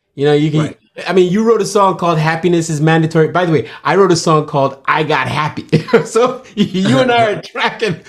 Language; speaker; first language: English; non-native, local second language; Yoruba